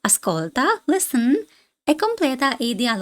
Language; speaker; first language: Italian; non-native, fluent; English